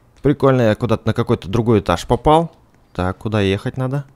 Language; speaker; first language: Russian; native; Russian